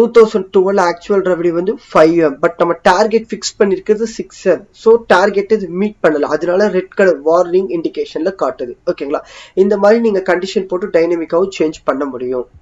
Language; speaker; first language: Tamil; native; Tamil